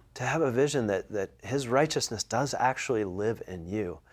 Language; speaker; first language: English; native; English